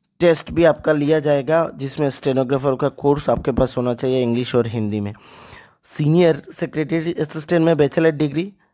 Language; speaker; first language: Hindi; non-native, local second language; Bangla